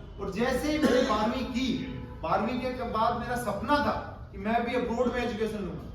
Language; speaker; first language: Hindi; native; Hindi